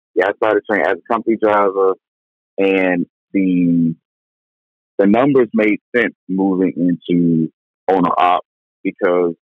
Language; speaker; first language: English; native; English